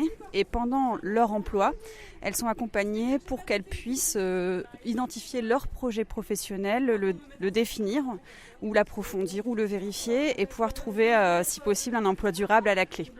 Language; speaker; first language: French; native; French